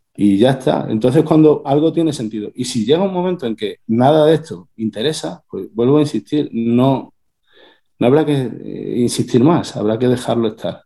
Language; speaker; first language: Spanish; native; Spanish